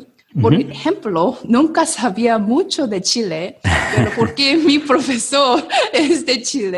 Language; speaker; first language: Spanish; non-native, learner; Korean